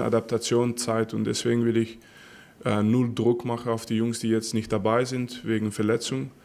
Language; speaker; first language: German; non-native, fluent; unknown